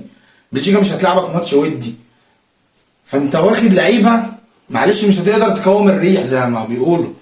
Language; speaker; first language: Arabic; native; Arabic